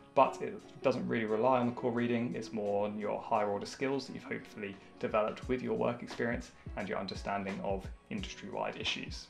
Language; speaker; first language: English; native; English